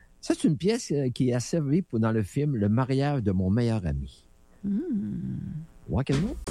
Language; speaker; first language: French; native; French